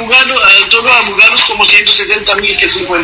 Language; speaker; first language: Spanish; non-native, learner; Hebrew